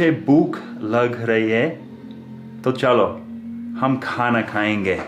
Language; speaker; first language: Hindi; non-native, learner; English